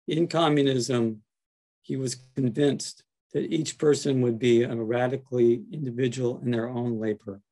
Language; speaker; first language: English; native; English